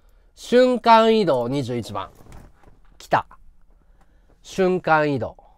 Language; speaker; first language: Japanese; native; Japanese